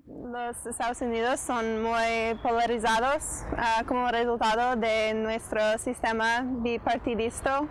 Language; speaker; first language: Spanish; non-native, fluent; English